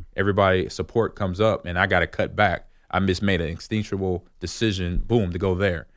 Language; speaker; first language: English; native; English